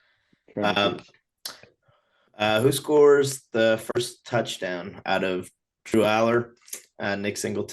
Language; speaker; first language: English; native; English